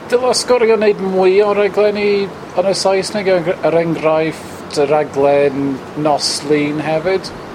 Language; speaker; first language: Welsh; non-native, fluent; English